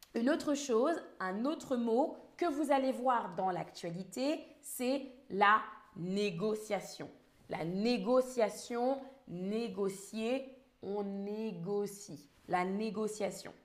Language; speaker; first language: French; native; French